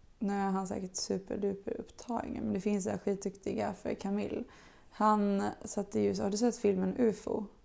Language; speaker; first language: Swedish; early bilingual, other home language; Bosnian